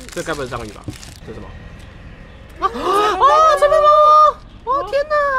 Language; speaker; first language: Chinese; native; Chinese